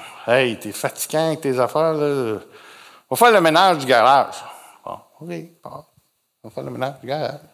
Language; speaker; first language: French; native; French